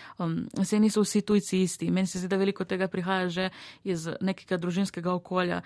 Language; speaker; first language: Slovenian; early bilingual, other home language; Serbian